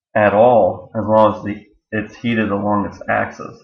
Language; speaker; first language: English; native; English